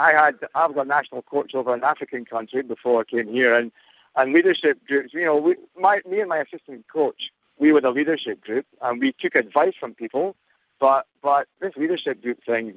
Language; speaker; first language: English; native; English